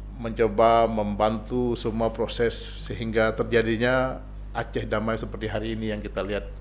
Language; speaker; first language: Indonesian; non-native, local second language; Achinese